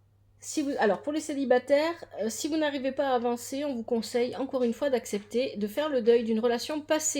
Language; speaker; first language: French; native; French